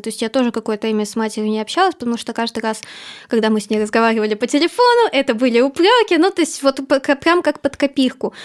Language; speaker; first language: Russian; native; Russian